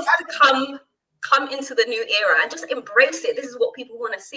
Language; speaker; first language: English; native; English